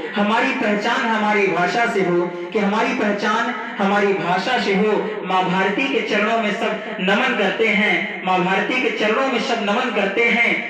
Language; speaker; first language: Hindi; native; Hindi